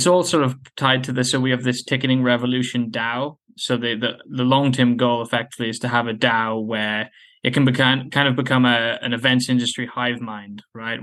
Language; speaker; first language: English; native; English